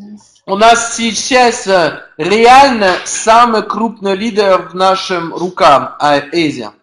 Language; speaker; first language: Russian; non-native, learner; French